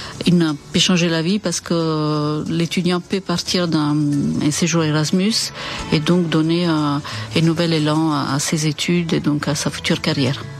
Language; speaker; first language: French; non-native, fluent; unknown